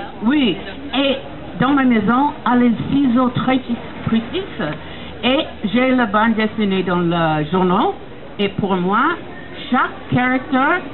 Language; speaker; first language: French; non-native, learner; English